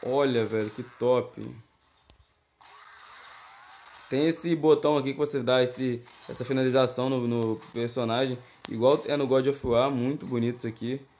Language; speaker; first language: Portuguese; native; Portuguese